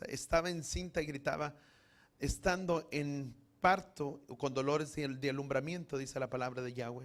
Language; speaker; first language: Spanish; native; Spanish